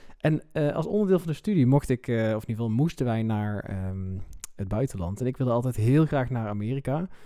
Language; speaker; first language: Dutch; native; Dutch